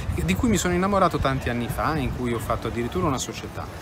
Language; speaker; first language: Italian; native; Italian